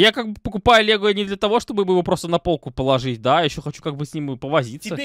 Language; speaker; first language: Russian; native; Russian